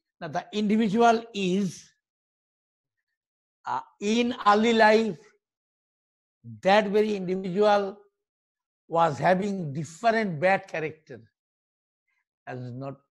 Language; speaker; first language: English; non-native, local second language; Bangla